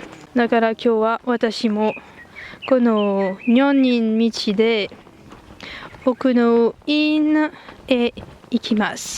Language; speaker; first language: Japanese; non-native, learner; French